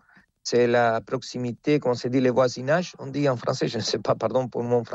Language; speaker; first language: French; non-native, fluent; Spanish